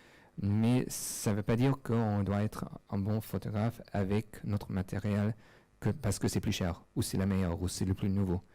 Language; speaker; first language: French; non-native, fluent; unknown